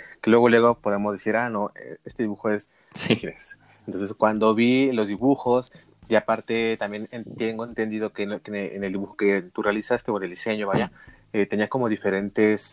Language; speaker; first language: Spanish; native; Spanish